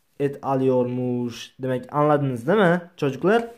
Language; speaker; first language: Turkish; non-native, learner; Uzbek